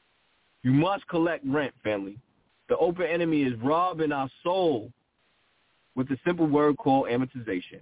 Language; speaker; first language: English; native; English